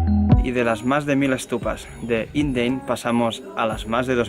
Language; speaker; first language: Spanish; native; Spanish